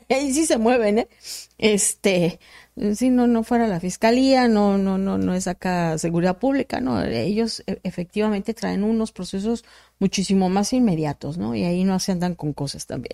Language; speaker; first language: Spanish; native; Spanish